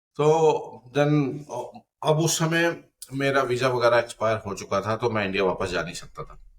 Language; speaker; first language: Hindi; non-native, local second language; Punjabi